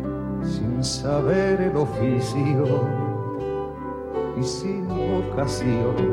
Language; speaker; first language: Spanish; native; Spanish